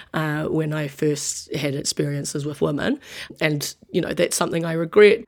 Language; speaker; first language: English; native; English